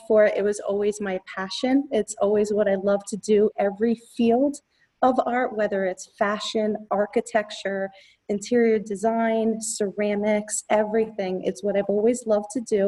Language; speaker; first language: English; native; English